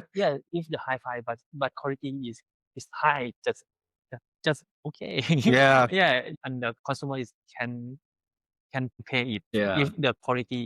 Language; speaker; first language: English; non-native, learner; Thai